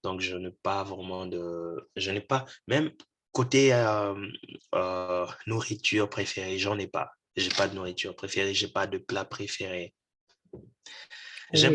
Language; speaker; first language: French; non-native, local second language; Lingala